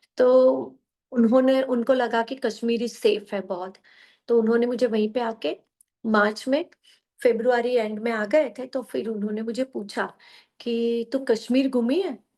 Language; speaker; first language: Hindi; non-native, local second language; Gujarati